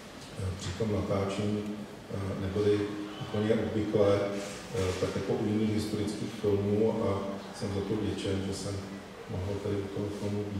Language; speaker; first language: Czech; native; Czech